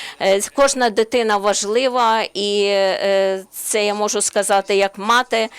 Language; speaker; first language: Ukrainian; non-native, learner; Slovenian